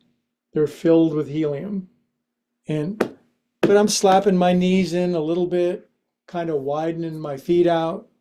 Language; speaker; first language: English; native; English